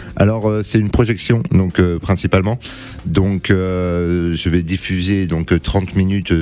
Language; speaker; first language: French; native; French